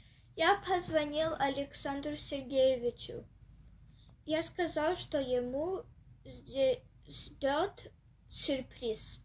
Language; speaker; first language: Russian; early bilingual, heritage; Russian